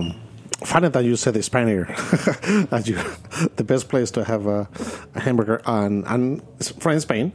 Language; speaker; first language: English; non-native, fluent; Spanish